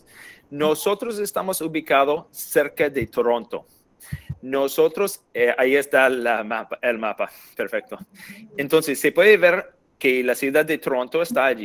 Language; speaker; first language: Spanish; non-native, fluent; English